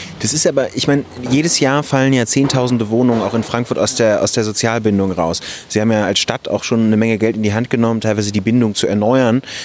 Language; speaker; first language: German; native; German